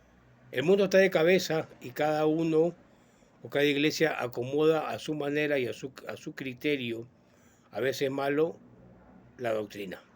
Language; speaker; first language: Spanish; native; Spanish